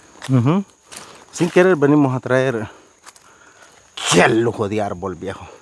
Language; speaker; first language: Spanish; native; Spanish